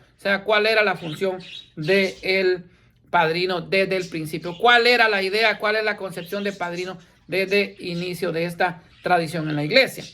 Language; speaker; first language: Spanish; native; Spanish